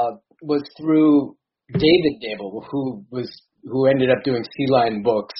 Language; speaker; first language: English; native; English